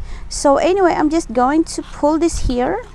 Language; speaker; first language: English; non-native, local second language; Filipino